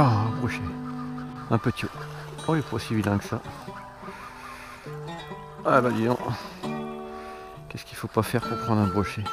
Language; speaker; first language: French; native; French